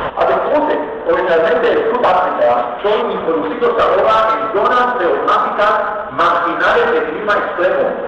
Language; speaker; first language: Spanish; non-native, fluent; Hebrew